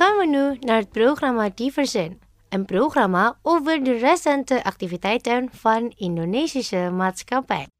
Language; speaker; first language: Dutch; non-native, fluent; Indonesian